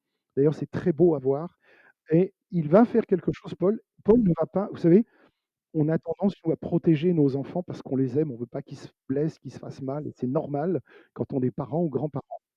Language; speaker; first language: French; native; French